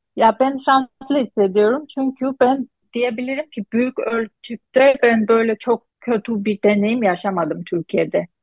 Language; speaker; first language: Turkish; non-native, fluent; Armenian